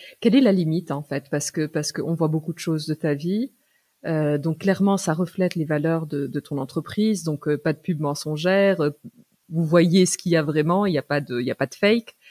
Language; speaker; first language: French; native; French